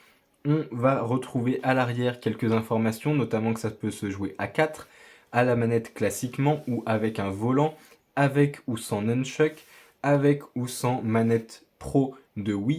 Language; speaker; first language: French; native; French